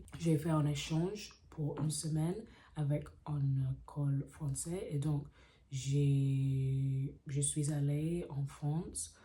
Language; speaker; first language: French; non-native, learner; English